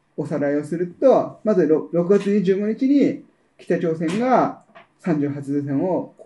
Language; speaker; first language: Japanese; native; Japanese